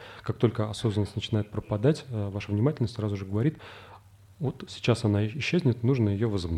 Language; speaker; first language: Russian; native; Russian